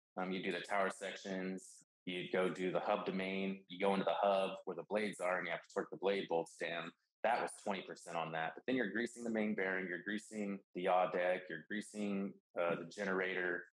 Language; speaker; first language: English; native; English